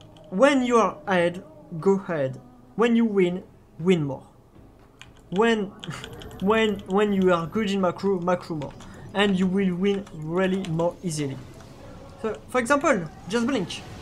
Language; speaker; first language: English; non-native, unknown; French